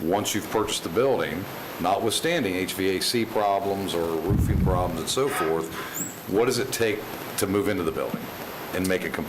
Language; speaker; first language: English; native; English